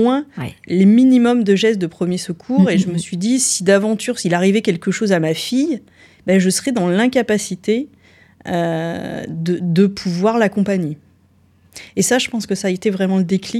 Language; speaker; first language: French; native; French